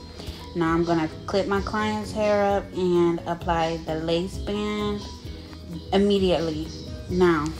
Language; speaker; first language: English; native; English